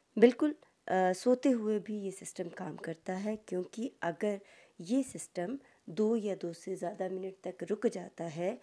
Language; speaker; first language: Hindi; native; Hindi